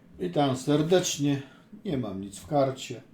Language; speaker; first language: Polish; native; Polish